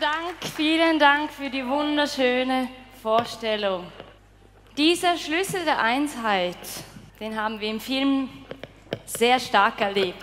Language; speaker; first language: German; native; German